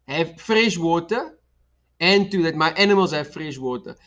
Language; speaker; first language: English; non-native, local second language; Afrikaans